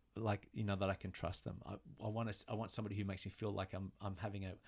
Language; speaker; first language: English; native; English